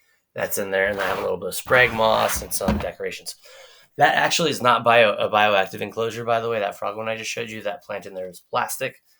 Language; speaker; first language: English; native; English